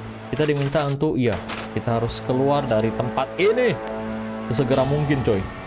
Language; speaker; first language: Indonesian; native; Indonesian